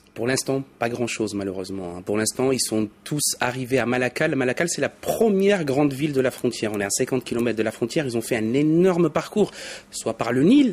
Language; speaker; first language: French; native; French